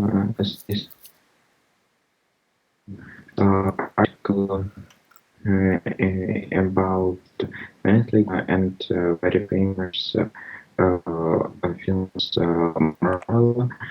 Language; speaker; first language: English; non-native, learner; Russian